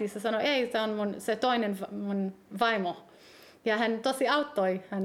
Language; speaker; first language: Finnish; early bilingual, heritage; Hebrew